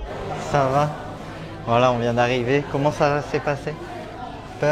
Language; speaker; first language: French; native; French